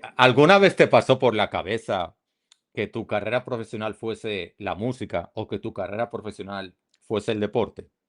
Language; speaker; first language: Spanish; native; Spanish